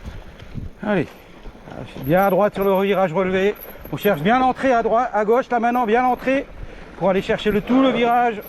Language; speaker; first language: French; native; French